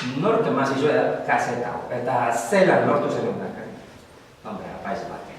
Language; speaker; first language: Basque; non-native, fluent; Spanish